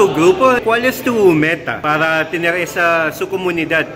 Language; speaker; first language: Spanish; non-native, fluent; Filipino